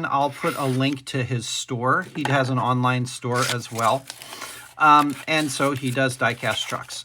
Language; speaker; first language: English; native; English